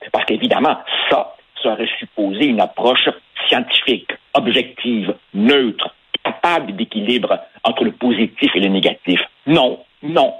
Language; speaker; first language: French; early bilingual, other home language; Spanish